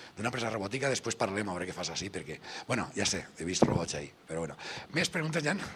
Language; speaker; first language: Catalan; native; Catalan